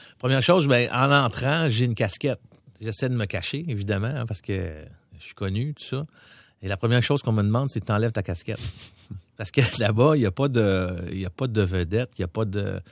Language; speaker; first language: French; native; French